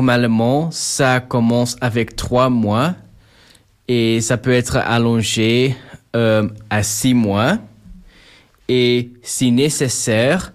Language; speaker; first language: French; non-native, local second language; Dutch